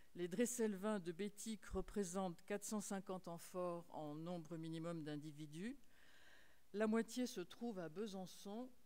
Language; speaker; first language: French; native; French